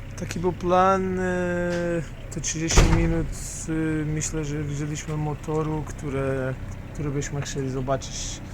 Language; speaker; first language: Polish; non-native, fluent; Portuguese